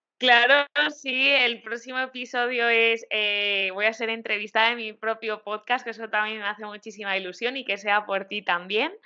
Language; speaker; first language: Spanish; native; Spanish